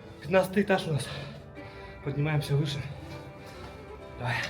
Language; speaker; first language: Russian; native; Russian